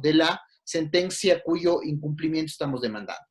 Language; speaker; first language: Spanish; native; Spanish